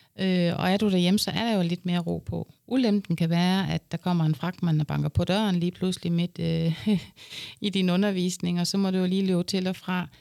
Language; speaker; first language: Danish; native; Danish